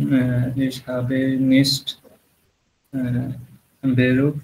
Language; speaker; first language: German; non-native, learner; Bangla